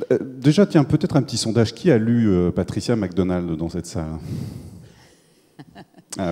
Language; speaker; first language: French; native; French